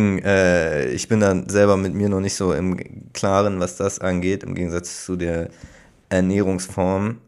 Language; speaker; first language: German; native; German